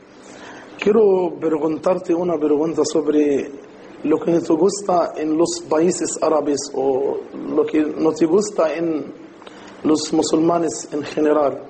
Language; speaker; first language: Spanish; non-native, learner; Arabic